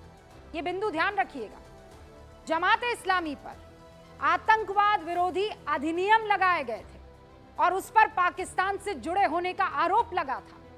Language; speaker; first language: Hindi; native; Hindi